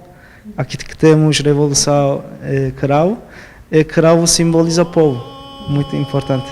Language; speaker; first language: Portuguese; non-native, fluent; Turkish